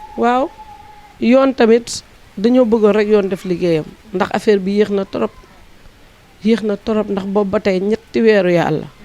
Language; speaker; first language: Wolof; native; Wolof